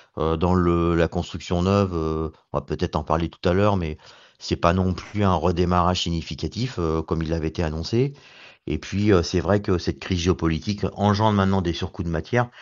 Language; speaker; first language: French; native; French